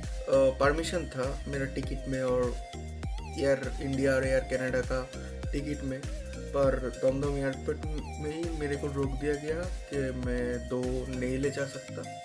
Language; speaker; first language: Hindi; non-native, local second language; Bangla